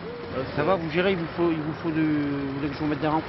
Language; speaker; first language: French; native; French